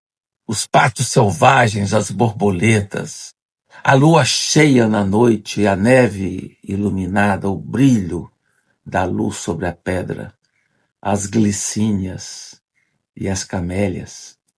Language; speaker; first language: Portuguese; native; Portuguese